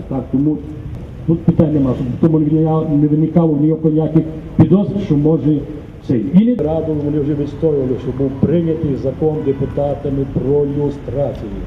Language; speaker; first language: Ukrainian; native; Ukrainian